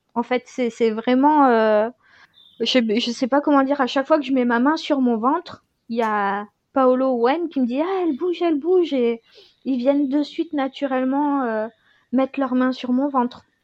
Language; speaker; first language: French; native; French